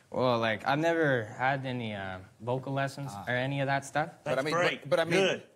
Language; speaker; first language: English; native; English